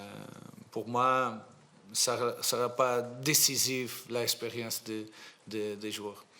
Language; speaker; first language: French; non-native, fluent; Portuguese